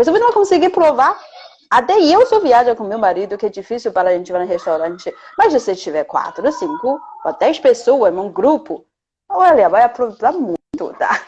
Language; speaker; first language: Portuguese; non-native, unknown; Chinese